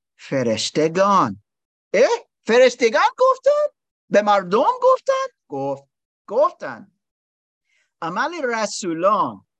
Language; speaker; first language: Persian; non-native, learner; English